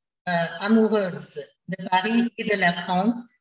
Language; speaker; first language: French; non-native, fluent; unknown